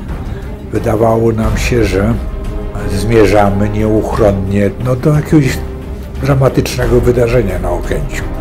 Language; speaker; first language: Polish; native; Polish